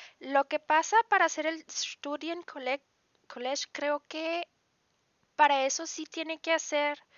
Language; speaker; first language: Spanish; native; Spanish